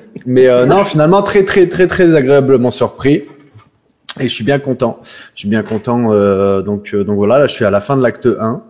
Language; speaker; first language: French; native; French